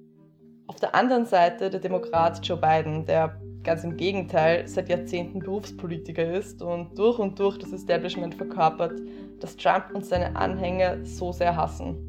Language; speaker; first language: German; native; German